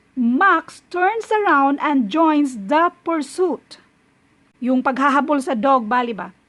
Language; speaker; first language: Filipino; non-native, local second language; Cebuano